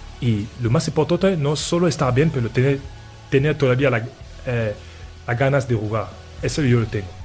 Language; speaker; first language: Spanish; non-native, fluent; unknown